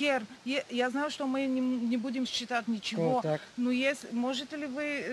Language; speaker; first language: Russian; non-native, learner; Bulgarian